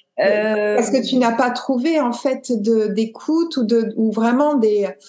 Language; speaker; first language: French; native; French